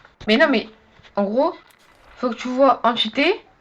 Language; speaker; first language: French; native; French